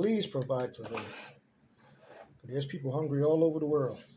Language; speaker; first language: English; native; English